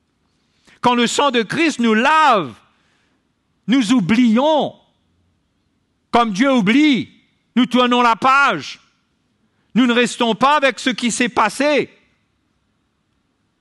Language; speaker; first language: French; native; French